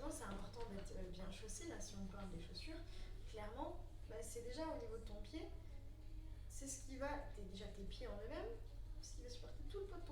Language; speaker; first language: French; native; French